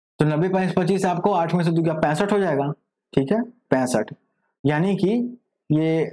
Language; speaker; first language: Hindi; native; Hindi